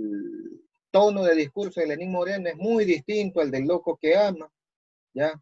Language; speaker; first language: Spanish; native; Spanish